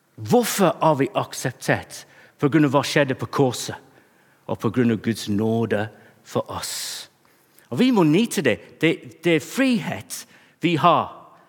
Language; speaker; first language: Norwegian; non-native, fluent; English